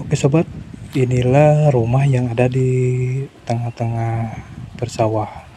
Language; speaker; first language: Malay; non-native, local second language; Sundanese